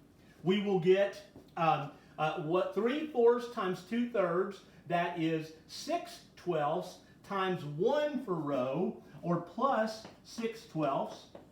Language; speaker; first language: English; native; English